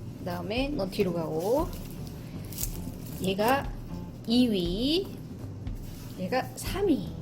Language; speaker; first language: Korean; native; Korean